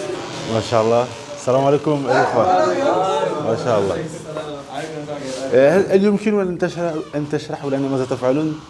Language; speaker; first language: Arabic; non-native, learner; French